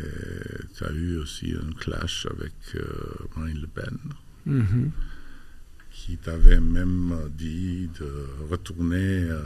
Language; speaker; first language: French; non-native, fluent; Albanian